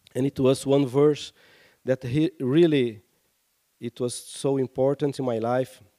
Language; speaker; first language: English; non-native, fluent; Portuguese